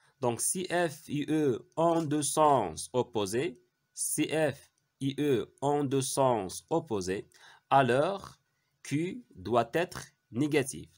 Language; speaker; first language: French; non-native, local second language; Arabic